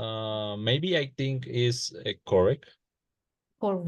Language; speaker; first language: English; non-native, learner; Spanish